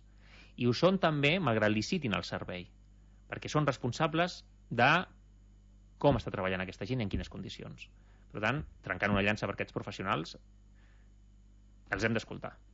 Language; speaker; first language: Catalan; native; Catalan